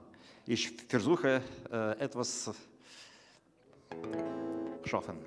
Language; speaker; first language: German; non-native, learner; Russian